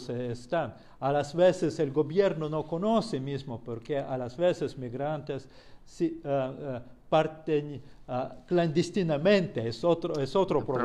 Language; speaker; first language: Spanish; non-native, fluent; Russian